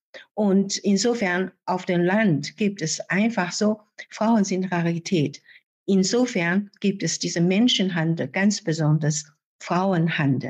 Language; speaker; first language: German; non-native, fluent; Chinese